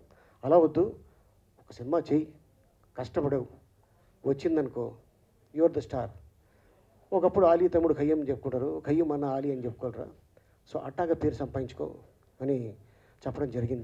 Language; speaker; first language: Telugu; native; Telugu